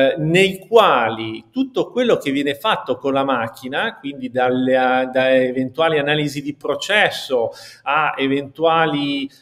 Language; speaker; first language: Italian; native; Italian